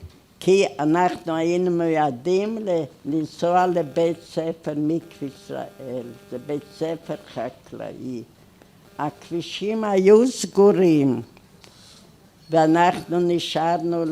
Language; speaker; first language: Hebrew; non-native, fluent; Hungarian